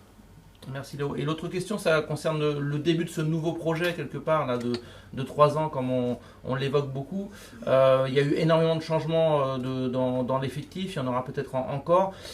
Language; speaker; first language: French; native; French